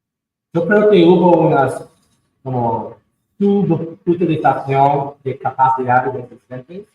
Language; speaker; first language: Spanish; non-native, fluent; English